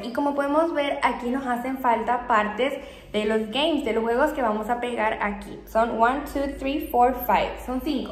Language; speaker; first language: Spanish; native; Spanish